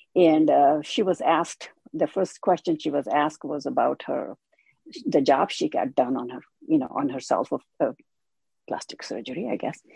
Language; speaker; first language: English; non-native, local second language; Hindi